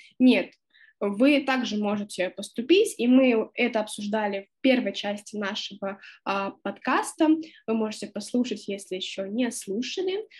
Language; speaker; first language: Russian; native; Russian